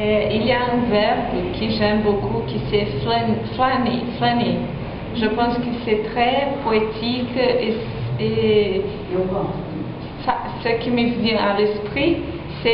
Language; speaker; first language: French; non-native, learner; Portuguese